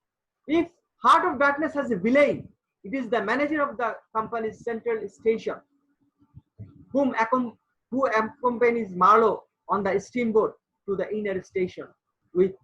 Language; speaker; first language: English; non-native, local second language; Bangla